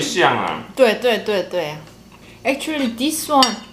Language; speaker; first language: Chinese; non-native, fluent; Korean